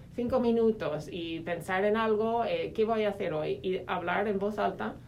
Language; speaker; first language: Spanish; non-native, fluent; English